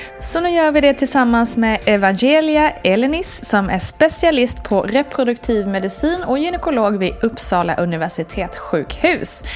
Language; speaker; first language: Swedish; native; Swedish